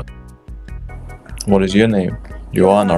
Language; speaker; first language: English; non-native, fluent; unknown